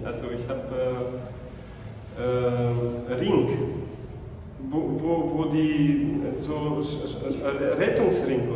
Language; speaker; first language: German; non-native, fluent; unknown